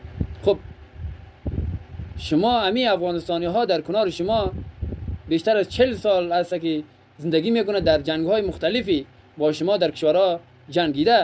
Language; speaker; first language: Persian; native; Persian